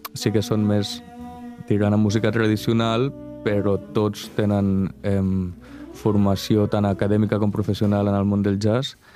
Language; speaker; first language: Catalan; non-native, local second language; Spanish